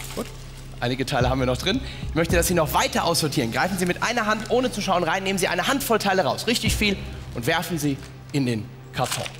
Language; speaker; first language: German; native; German